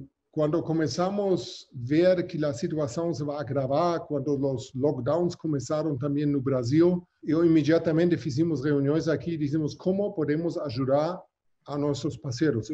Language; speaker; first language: Portuguese; non-native, fluent; German